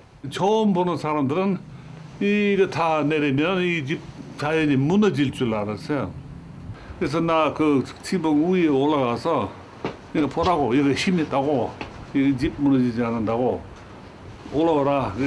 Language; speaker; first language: Korean; non-native, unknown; English